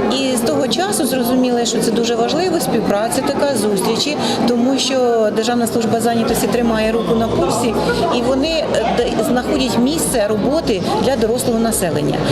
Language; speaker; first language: Ukrainian; native; Ukrainian